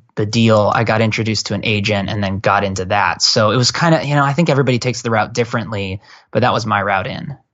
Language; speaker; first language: English; native; English